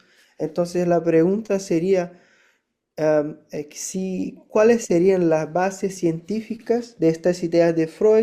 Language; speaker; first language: Spanish; non-native, fluent; Portuguese